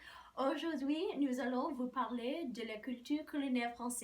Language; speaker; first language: French; non-native, learner; English